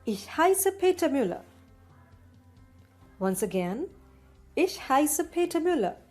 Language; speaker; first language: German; non-native, fluent; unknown